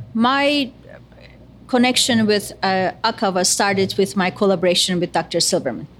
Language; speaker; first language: English; non-native, fluent; Turkish